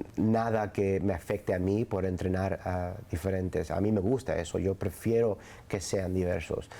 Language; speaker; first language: Spanish; early bilingual, other home language; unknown